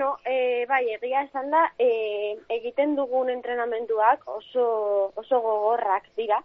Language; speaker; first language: Basque; non-native, local second language; Spanish